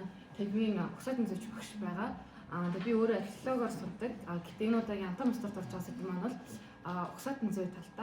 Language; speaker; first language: Mongolian; native; Mongolian